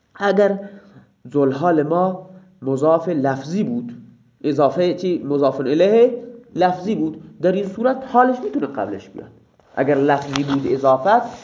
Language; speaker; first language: Persian; non-native, local second language; Baluchi